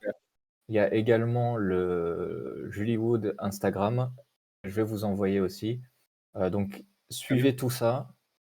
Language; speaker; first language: French; native; French